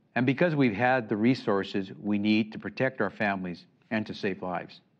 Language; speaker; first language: English; early bilingual, other home language; Spanish